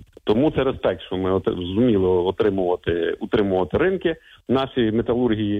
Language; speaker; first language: Ukrainian; native; Ukrainian